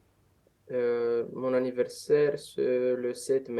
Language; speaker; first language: French; non-native, learner; Romanian